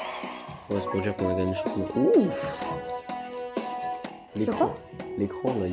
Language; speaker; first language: French; native; French